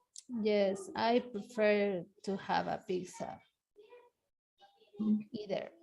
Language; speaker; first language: English; non-native, learner; Spanish